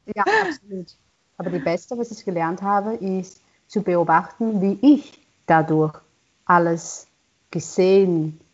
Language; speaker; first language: German; non-native, fluent; Chinese